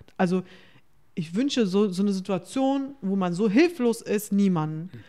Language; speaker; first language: German; early bilingual, other home language; Turkish